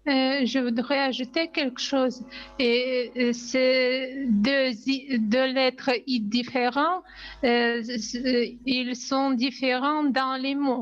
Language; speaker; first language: French; non-native, fluent; Russian